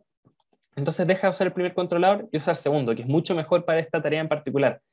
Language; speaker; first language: Spanish; native; Spanish